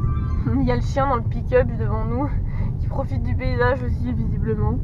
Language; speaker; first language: French; native; French